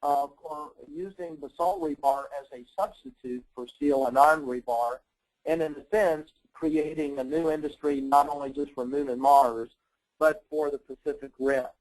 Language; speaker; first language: English; native; English